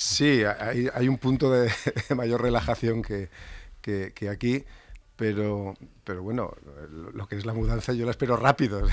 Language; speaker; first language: Spanish; native; Spanish